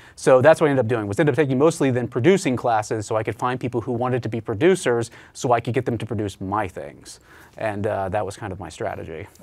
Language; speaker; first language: English; native; English